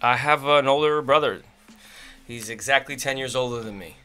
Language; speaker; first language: English; native; English